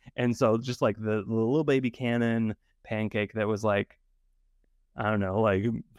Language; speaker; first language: English; native; English